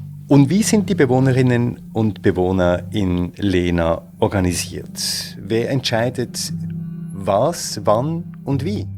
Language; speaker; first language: German; native; German